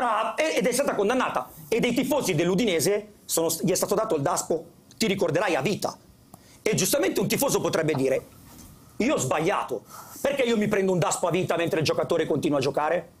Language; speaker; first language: Italian; native; Italian